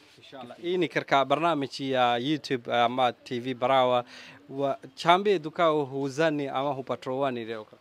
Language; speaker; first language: Swahili; native; Swahili